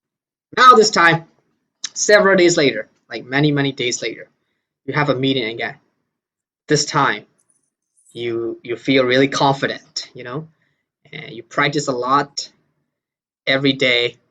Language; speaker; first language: English; non-native, fluent; Burmese